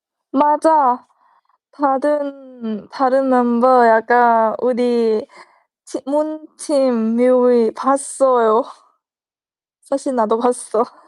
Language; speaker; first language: Korean; non-native, learner; Thai